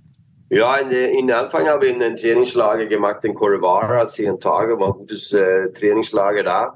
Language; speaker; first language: German; non-native, fluent; Swedish